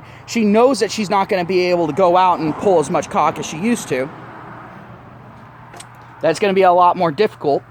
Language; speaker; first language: English; native; English